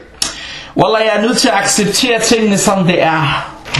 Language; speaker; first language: Danish; non-native, fluent; Arabic